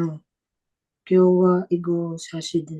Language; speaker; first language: Japanese; non-native, learner; Filipino